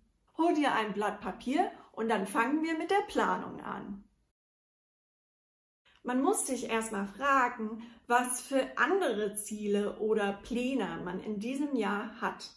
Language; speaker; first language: German; non-native, fluent; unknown